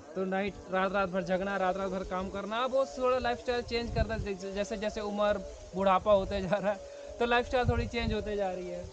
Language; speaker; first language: Hindi; native; Hindi